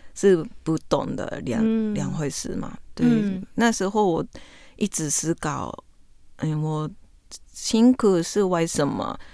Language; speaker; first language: Chinese; non-native, fluent; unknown